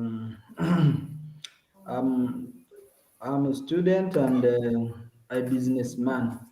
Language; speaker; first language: English; non-native, learner; Kinyarwanda